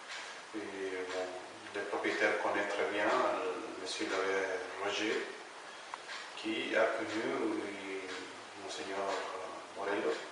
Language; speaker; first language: French; non-native, learner; Spanish